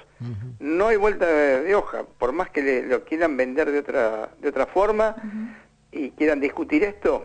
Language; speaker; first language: Spanish; native; Spanish